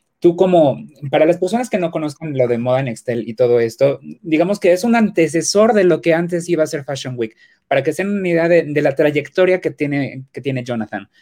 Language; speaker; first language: Spanish; native; Spanish